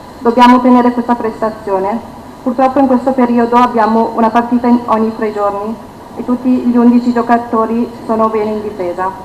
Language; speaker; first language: Italian; non-native, fluent; Turkish